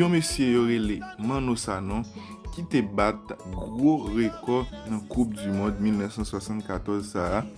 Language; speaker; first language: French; non-native, learner; Haitian Creole